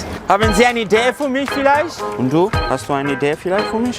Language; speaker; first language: German; non-native, learner; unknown